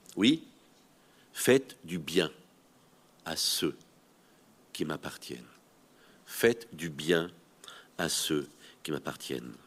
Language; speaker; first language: French; native; French